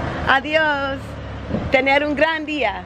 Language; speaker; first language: Spanish; non-native, learner; English